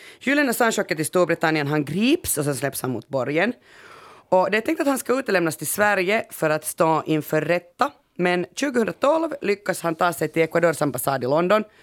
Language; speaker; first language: Swedish; native; Swedish